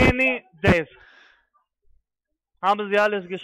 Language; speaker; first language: German; non-native, fluent; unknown